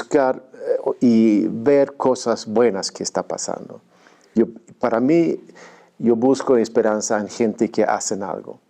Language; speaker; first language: Spanish; non-native, fluent; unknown